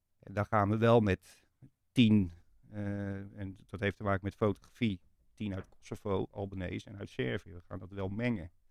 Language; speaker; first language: Dutch; native; Dutch